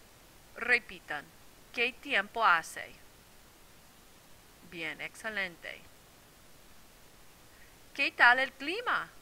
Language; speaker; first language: Spanish; non-native, fluent; English